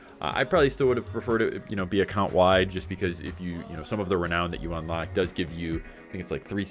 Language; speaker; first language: English; native; English